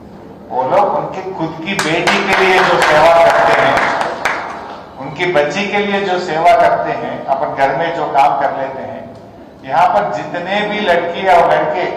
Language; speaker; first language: Hindi; non-native, local second language; Telugu